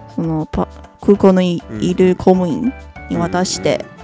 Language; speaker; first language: Japanese; non-native, fluent; Chinese